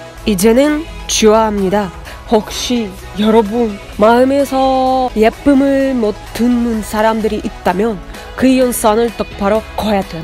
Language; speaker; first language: Korean; non-native, learner; Russian